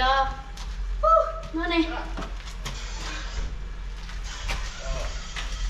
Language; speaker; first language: Finnish; non-native, learner; Filipino